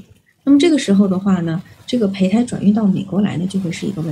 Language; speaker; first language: Chinese; native; Chinese